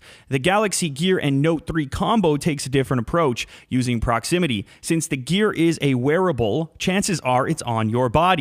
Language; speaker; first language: English; native; English